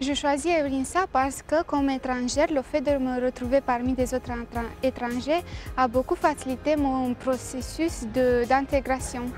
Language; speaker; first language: French; non-native, fluent; Romanian